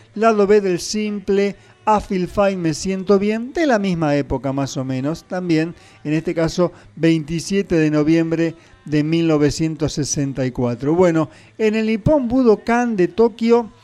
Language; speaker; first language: Spanish; native; Spanish